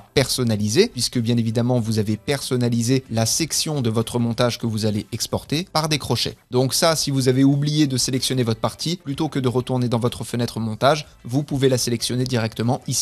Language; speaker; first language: French; native; French